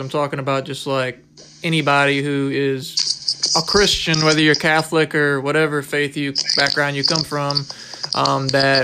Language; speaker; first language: English; native; English